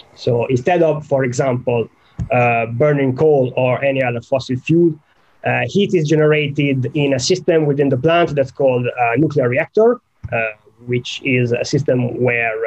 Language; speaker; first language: English; non-native, fluent; Italian